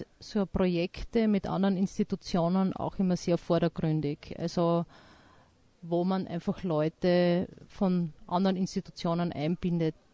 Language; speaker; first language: German; native; German